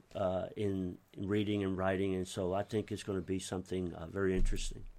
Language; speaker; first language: English; early bilingual, other home language; Spanish